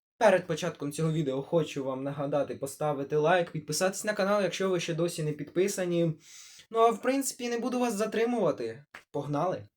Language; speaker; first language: Ukrainian; non-native, local second language; Russian